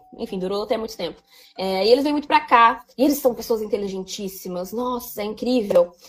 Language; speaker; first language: Portuguese; native; Portuguese